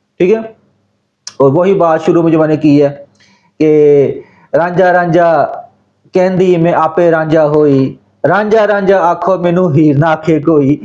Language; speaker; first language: Urdu; non-native, local second language; Punjabi